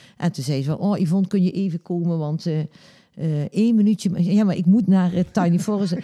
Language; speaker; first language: Dutch; native; Dutch